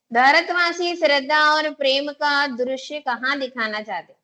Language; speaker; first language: Hindi; non-native, local second language; Telugu